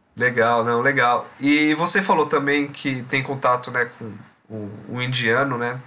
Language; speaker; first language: Portuguese; native; Portuguese